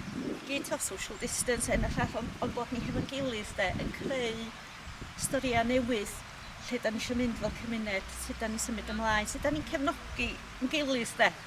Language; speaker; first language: Welsh; native; Welsh